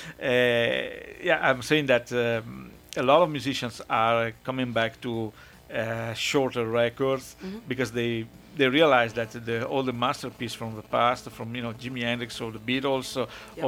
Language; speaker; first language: English; non-native, fluent; Italian